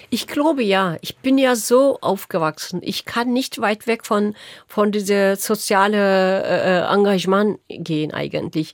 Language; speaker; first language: German; non-native, local second language; Turkish